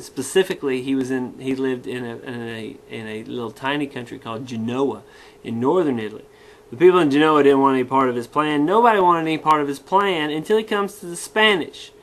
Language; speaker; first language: English; native; English